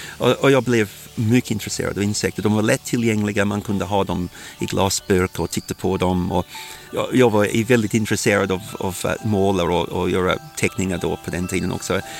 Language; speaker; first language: Swedish; non-native, fluent; English